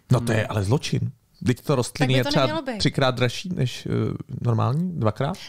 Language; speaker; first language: Czech; native; Czech